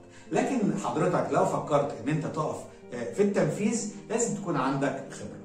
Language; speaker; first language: Arabic; native; Arabic